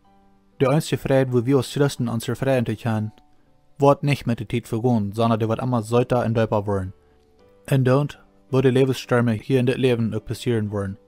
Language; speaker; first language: German; non-native, learner; Plautdietsch